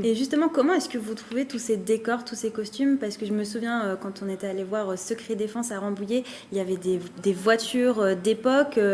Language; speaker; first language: French; native; French